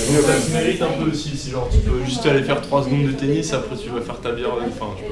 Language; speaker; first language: French; native; French